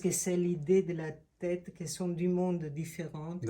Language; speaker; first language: French; non-native, fluent; Italian